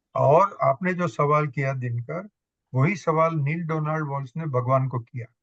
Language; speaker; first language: Hindi; non-native, local second language; Gujarati